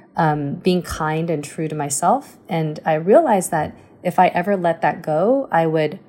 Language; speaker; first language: English; early bilingual, other home language; Chinese